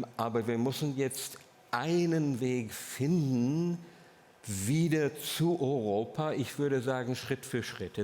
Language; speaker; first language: German; non-native, fluent; English